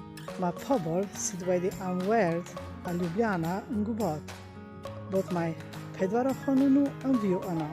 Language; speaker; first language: Welsh; non-native, learner; Slovenian